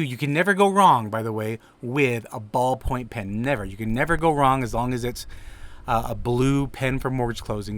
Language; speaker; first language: English; native; English